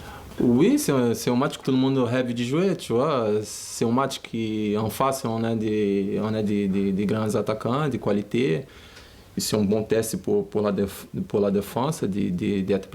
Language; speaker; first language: French; non-native, learner; Portuguese